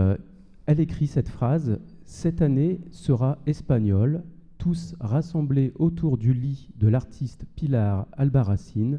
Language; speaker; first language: French; native; French